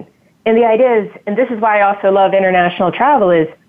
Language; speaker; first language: English; native; English